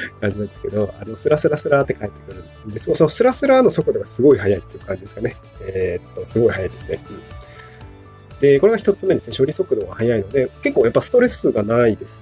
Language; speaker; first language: Japanese; native; Japanese